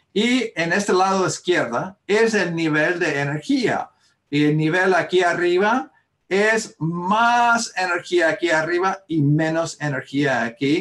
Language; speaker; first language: Spanish; early bilingual, heritage; Spanish